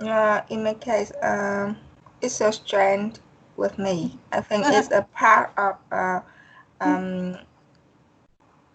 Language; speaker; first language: English; non-native, learner; Vietnamese